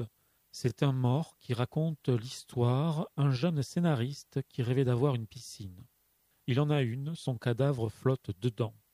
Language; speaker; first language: French; native; French